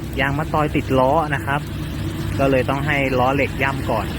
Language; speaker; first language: Thai; native; Thai